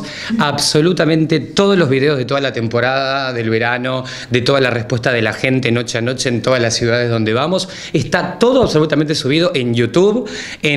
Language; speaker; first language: Spanish; native; Spanish